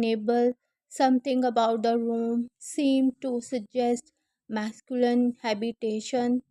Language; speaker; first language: English; non-native, learner; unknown